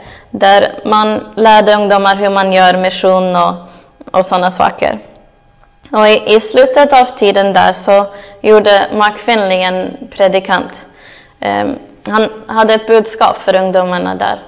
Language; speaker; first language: Swedish; non-native, fluent; English